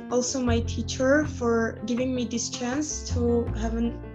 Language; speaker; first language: English; non-native, fluent; Armenian